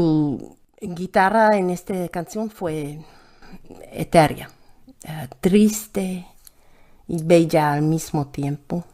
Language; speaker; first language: Spanish; non-native, learner; English